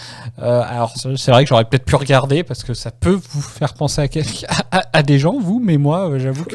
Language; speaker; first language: French; native; French